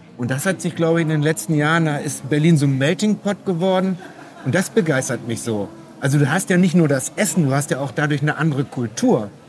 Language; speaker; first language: German; native; German